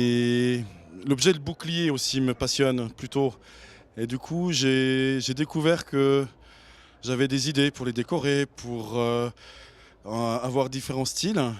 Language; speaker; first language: French; native; French